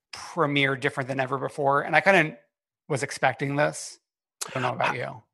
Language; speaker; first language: English; native; English